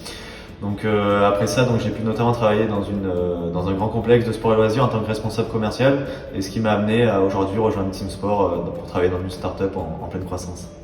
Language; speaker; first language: French; native; French